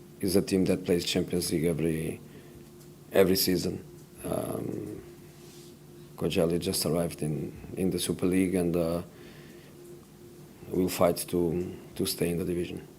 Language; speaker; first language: English; non-native, fluent; Portuguese